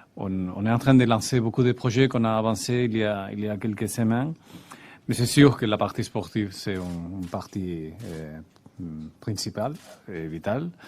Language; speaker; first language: French; non-native, fluent; Spanish